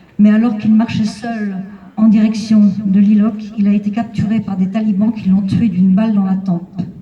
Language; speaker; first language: French; native; French